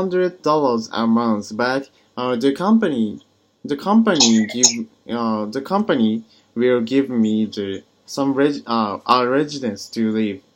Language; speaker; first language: English; non-native, learner; Japanese